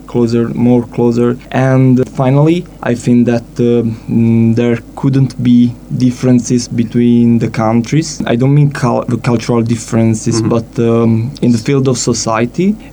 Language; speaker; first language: English; non-native, fluent; Italian